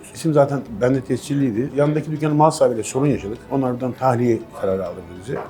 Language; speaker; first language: Turkish; native; Turkish